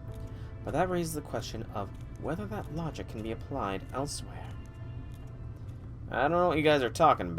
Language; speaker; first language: English; native; English